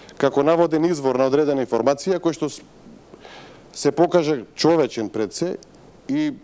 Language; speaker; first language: Macedonian; native; Macedonian